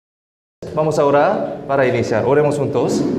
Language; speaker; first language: Spanish; non-native, fluent; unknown